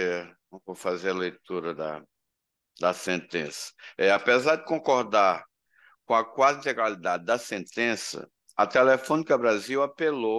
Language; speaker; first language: Portuguese; native; Portuguese